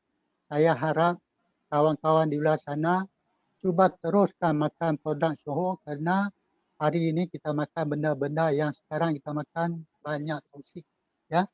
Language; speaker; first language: Malay; native; Malay